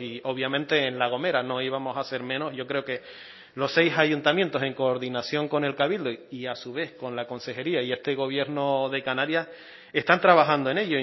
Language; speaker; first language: Spanish; native; Spanish